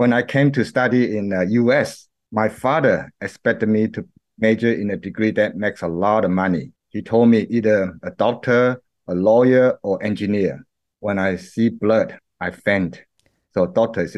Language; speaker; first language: English; non-native, local second language; Min Nan Chinese